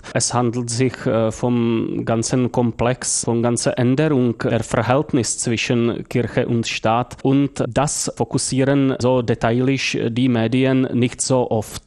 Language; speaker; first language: German; non-native, fluent; Czech